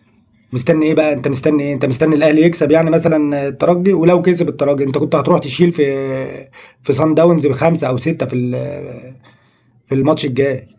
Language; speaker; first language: Arabic; native; Arabic